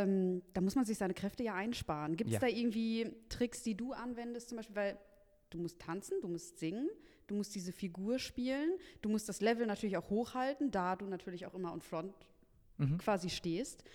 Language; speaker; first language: German; native; German